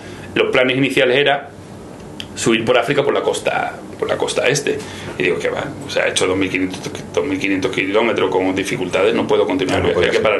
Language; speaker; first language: Spanish; native; Spanish